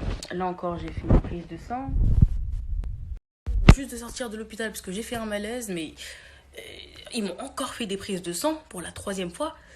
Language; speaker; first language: French; native; French